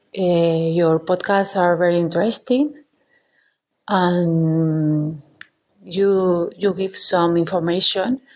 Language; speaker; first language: English; non-native, learner; Spanish